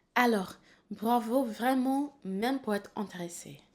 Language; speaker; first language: French; non-native, fluent; English